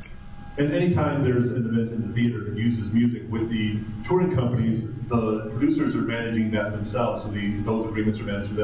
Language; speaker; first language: English; native; English